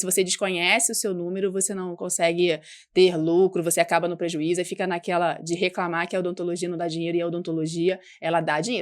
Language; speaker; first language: Portuguese; native; Portuguese